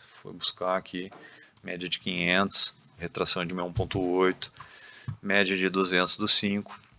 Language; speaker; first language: Portuguese; native; Portuguese